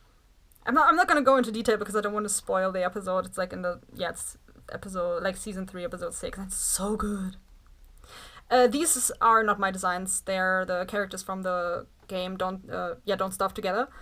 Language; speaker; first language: English; non-native, fluent; German